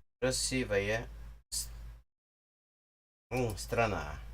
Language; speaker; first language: Russian; non-native, learner; English